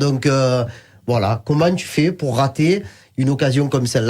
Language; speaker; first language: French; native; French